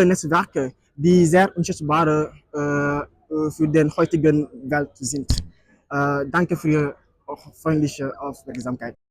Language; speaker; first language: German; non-native, fluent; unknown